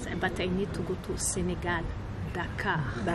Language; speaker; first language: English; non-native, local second language; Kinyarwanda